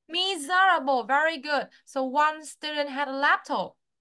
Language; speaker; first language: English; non-native, fluent; Vietnamese